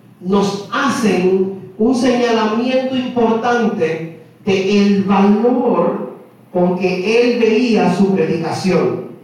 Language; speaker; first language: Spanish; native; Spanish